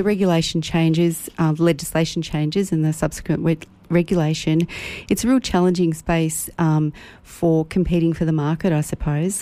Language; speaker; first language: English; native; English